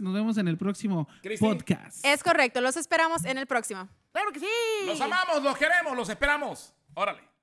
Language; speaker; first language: Spanish; native; Spanish